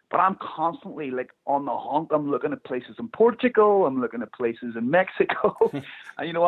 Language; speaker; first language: English; native; English